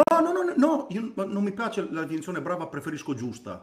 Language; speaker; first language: Italian; native; Italian